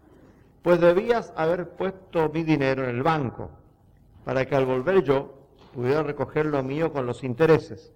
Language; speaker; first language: Spanish; native; Spanish